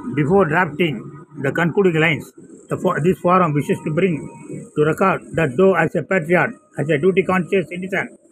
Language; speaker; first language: English; non-native, local second language; Tamil